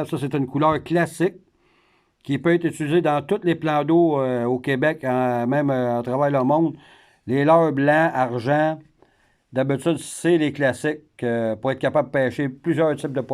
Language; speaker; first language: French; native; French